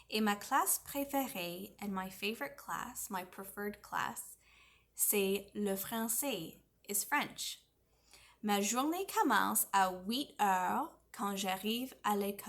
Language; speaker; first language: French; non-native, fluent; English